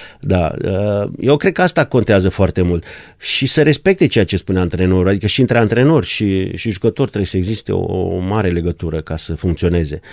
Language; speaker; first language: Romanian; non-native, local second language; German